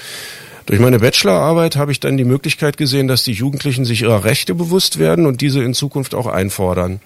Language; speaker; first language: German; native; German